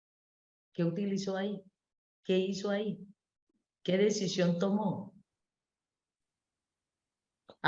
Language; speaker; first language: Spanish; native; Spanish